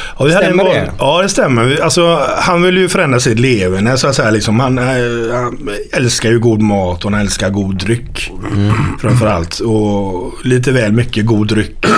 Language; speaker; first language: Swedish; native; Swedish